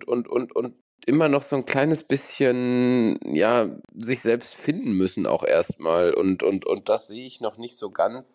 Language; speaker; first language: German; native; German